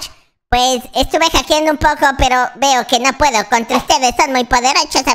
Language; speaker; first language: Spanish; native; Spanish